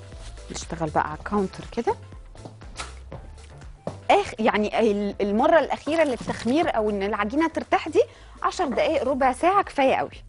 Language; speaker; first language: Arabic; native; Arabic